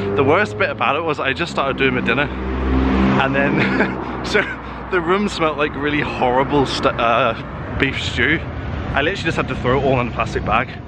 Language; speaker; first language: English; native; English